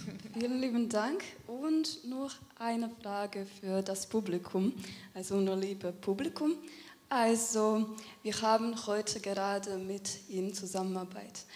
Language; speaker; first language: German; non-native, fluent; Serbian